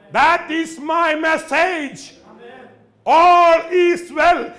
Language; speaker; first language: English; non-native, local second language; Malayalam